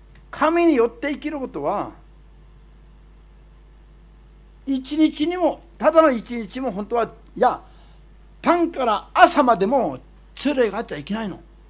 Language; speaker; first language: Japanese; non-native, fluent; Korean